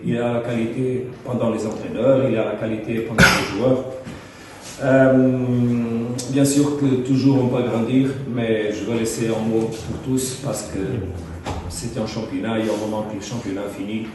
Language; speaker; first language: French; non-native, fluent; Portuguese